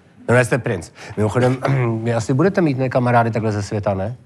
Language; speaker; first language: Czech; native; Czech